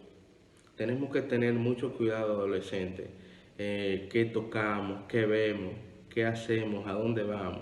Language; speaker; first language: Spanish; native; Spanish